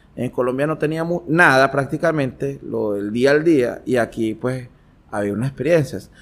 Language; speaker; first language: Spanish; native; Spanish